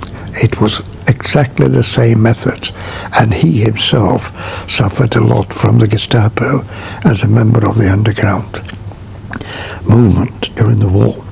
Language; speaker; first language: English; non-native, fluent; Czech